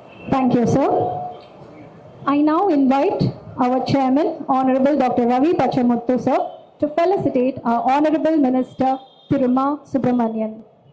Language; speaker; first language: English; non-native, local second language; Tamil